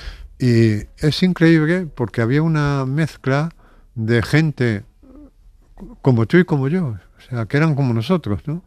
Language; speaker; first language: Spanish; native; Spanish